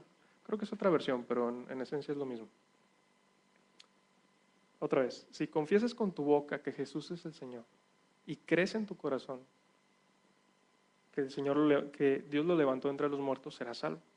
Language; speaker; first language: Spanish; native; Spanish